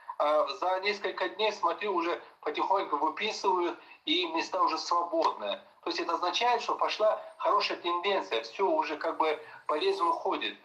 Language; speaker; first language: Russian; non-native, local second language; Azerbaijani